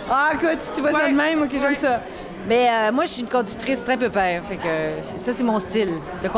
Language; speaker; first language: French; native; French